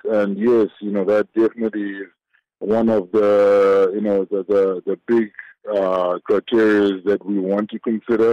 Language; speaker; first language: English; non-native, local second language; Shona